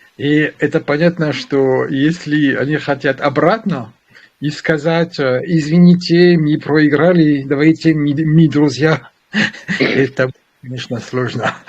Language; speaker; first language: Russian; non-native, learner; French